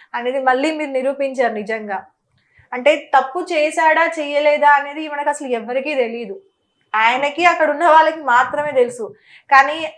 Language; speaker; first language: Telugu; native; Telugu